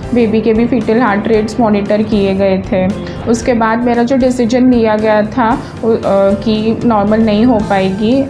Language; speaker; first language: Hindi; non-native, local second language; Marathi